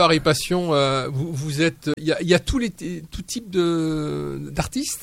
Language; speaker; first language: French; native; French